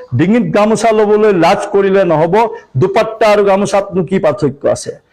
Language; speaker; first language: Assamese; non-native, local second language; Marwari